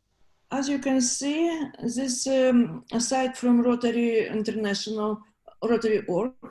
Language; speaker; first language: English; non-native, learner; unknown